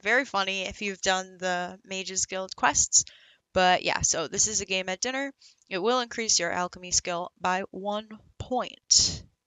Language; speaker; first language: English; native; English